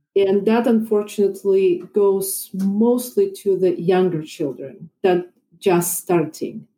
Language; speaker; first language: English; non-native, fluent; Russian